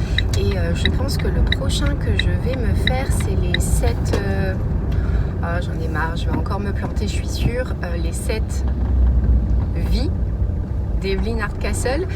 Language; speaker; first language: French; native; French